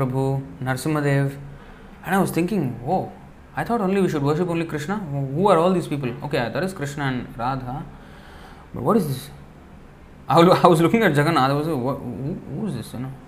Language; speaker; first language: English; non-native, local second language; Telugu